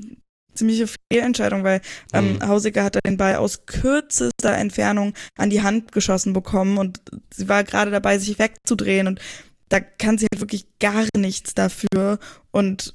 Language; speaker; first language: German; native; German